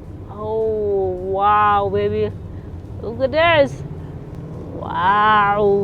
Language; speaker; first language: English; non-native, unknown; Thai